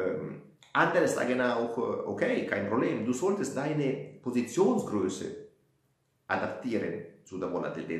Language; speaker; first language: German; non-native, fluent; Italian